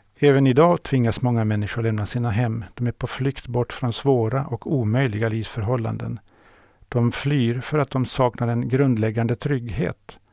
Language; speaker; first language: Swedish; native; Swedish